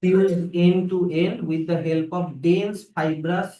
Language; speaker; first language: English; non-native, local second language; Bangla